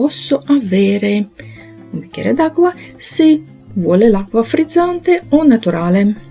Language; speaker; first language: Italian; non-native, fluent; Ukrainian